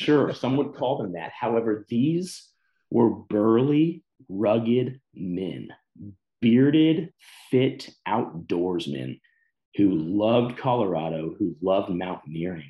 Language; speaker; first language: English; native; English